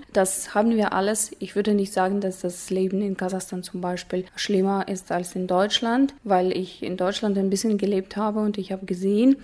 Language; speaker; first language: German; non-native, fluent; Russian